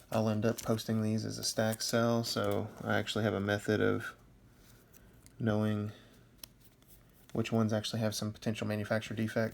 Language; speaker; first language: English; native; English